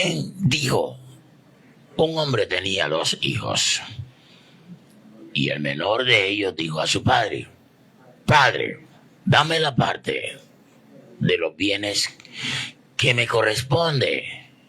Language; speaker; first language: Spanish; native; Spanish